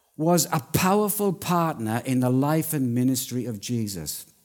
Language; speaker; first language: English; native; English